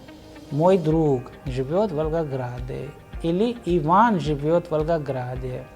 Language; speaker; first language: Russian; non-native, fluent; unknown